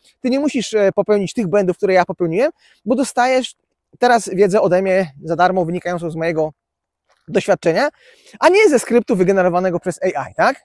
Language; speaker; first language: Polish; native; Polish